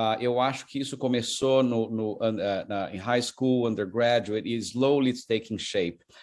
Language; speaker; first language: Portuguese; native; Portuguese